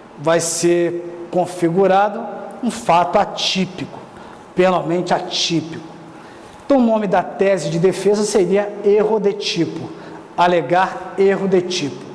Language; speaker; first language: Portuguese; native; Portuguese